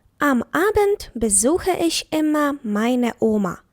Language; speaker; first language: German; non-native, fluent; Ukrainian